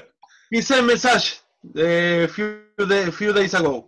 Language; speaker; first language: English; non-native, learner; Spanish